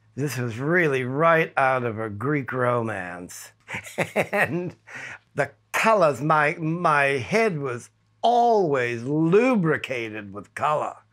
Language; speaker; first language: English; native; English